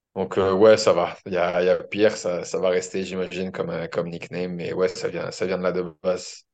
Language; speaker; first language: French; native; French